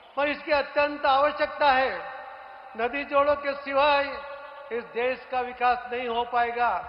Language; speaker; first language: Hindi; non-native, local second language; Marathi